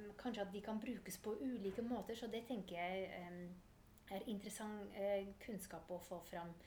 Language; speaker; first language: Norwegian; non-native, fluent; Dutch